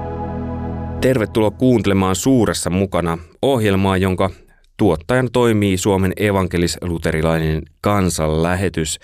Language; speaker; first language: Finnish; native; Finnish